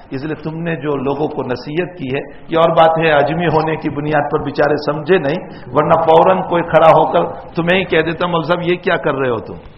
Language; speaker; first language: Urdu; non-native, local second language; Gujarati